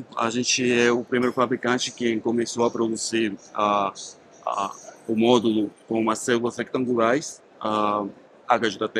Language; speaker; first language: Portuguese; non-native, fluent; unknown